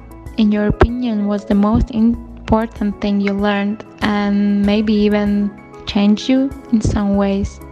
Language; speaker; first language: English; non-native, fluent; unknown